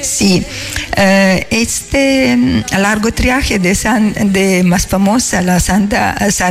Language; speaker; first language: Spanish; non-native, fluent; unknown